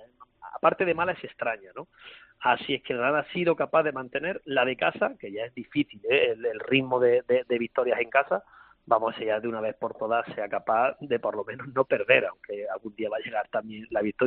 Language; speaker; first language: Spanish; native; Spanish